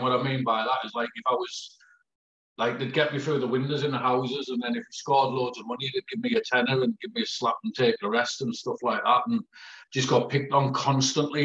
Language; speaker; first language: English; native; English